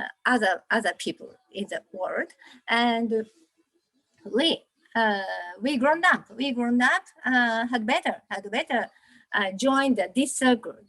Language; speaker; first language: English; non-native, learner; Japanese